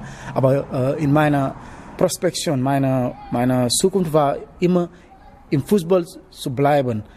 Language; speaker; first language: German; non-native, learner; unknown